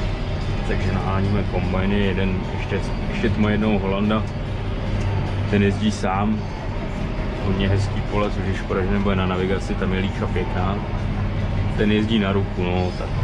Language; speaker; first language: Czech; native; Czech